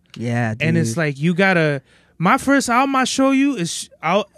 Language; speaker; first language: English; native; English